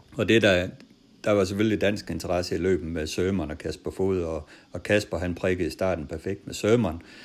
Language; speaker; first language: Danish; native; Danish